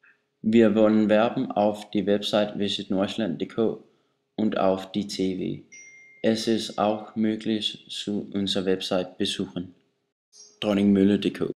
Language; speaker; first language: German; non-native, learner; Danish